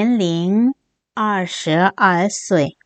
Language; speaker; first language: Chinese; non-native, fluent; Korean